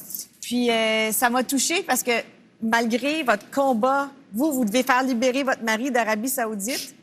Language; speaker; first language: French; native; French